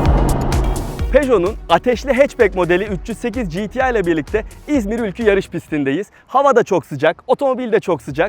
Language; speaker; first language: Turkish; native; Turkish